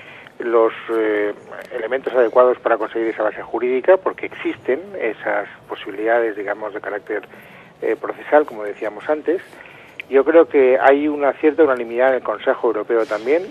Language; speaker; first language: Spanish; native; Spanish